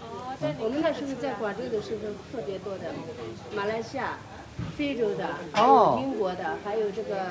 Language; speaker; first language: Chinese; native; Chinese